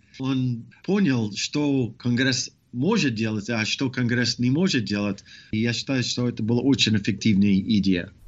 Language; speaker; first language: Russian; non-native, fluent; English